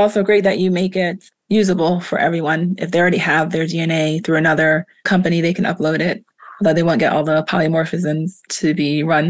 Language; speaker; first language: English; native; English